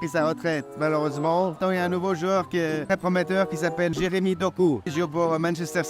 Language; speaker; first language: French; native; French